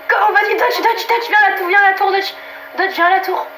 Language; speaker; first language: French; native; French